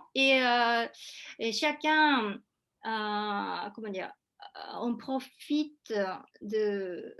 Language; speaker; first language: French; non-native, fluent; Japanese